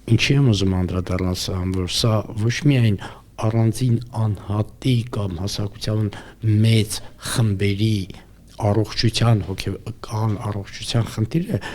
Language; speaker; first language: Armenian; native; Armenian